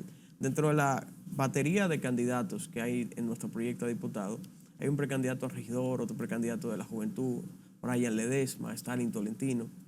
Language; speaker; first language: Spanish; native; Spanish